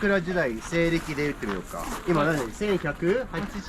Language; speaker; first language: Japanese; early bilingual, other home language; English